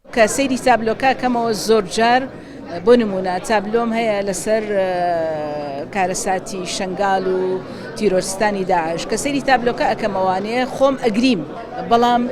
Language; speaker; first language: Central Kurdish; native; Central Kurdish